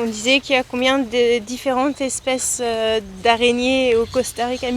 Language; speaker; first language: French; native; French